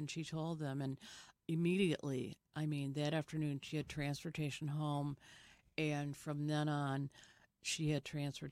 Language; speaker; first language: English; native; English